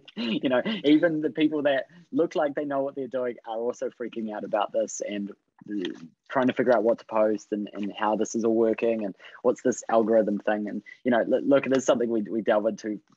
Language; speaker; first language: English; native; English